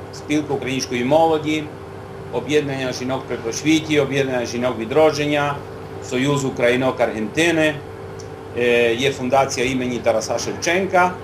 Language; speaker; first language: Ukrainian; early bilingual, heritage; Ukrainian